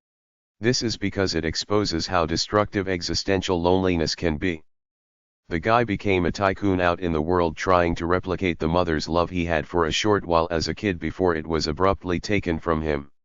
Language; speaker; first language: English; native; English